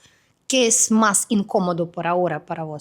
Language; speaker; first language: Spanish; non-native, fluent; Russian